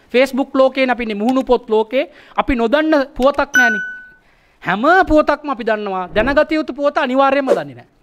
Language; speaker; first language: Sinhala; non-native, local second language; Tamil